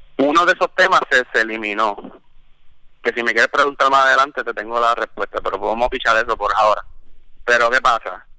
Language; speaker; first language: Spanish; early bilingual, heritage; Spanish